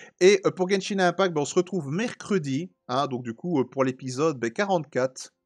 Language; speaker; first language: French; native; French